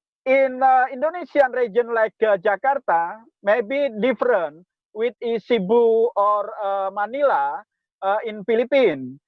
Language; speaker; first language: English; non-native, local second language; Indonesian